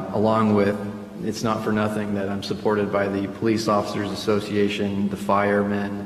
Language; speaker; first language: English; early bilingual, other home language; Spanish